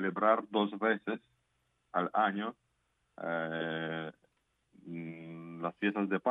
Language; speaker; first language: Spanish; non-native, fluent; Ukrainian